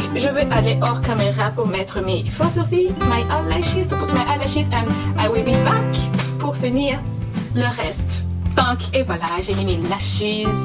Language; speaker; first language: French; non-native, local second language; Rundi